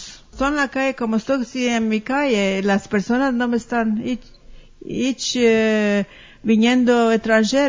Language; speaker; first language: Spanish; early bilingual, heritage; Ladino